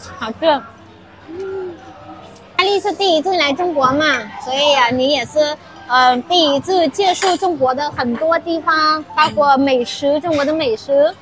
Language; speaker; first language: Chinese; non-native, fluent; Vietnamese